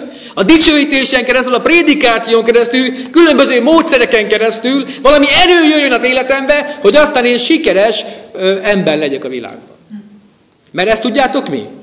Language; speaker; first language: Hungarian; native; Hungarian